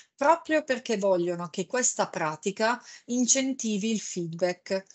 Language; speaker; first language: Italian; native; Italian